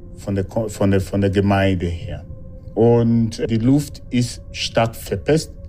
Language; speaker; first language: German; non-native, fluent; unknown